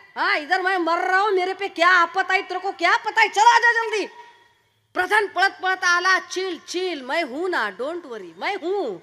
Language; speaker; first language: Hindi; non-native, local second language; Marathi